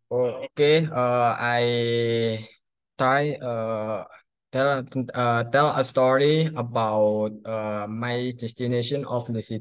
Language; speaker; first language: English; non-native, learner; Indonesian